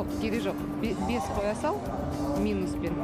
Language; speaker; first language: Kazakh; non-native, local second language; Russian